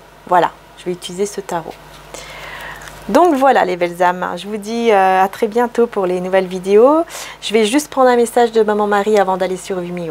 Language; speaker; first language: French; native; French